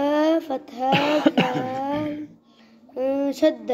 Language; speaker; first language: Arabic; non-native, learner; Urdu